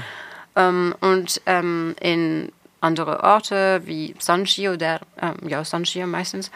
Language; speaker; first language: German; non-native, fluent; French